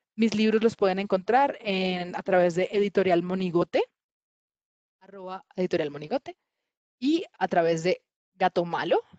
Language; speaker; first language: Spanish; native; Spanish